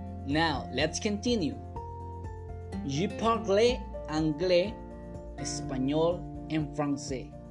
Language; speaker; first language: French; non-native, fluent; Spanish